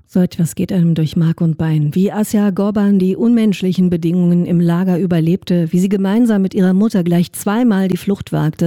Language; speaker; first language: German; native; German